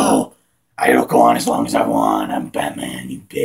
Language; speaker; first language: English; native; English